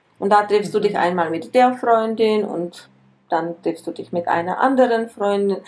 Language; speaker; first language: German; non-native, fluent; Czech